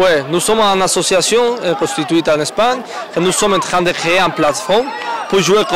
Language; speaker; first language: French; non-native, learner; Spanish